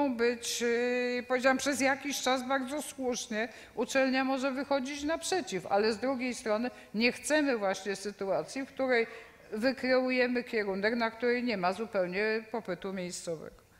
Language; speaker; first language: Polish; native; Polish